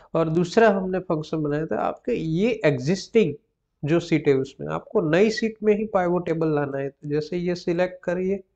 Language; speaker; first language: Hindi; non-native, local second language; Gujarati